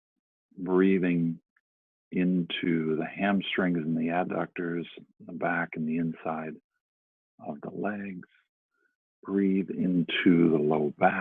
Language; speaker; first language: English; native; English